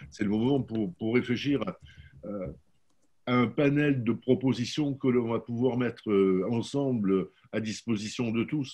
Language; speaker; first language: French; native; French